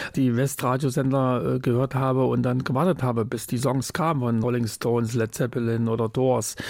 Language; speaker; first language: German; native; German